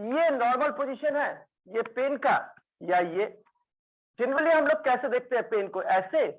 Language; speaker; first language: Hindi; non-native, local second language; Bangla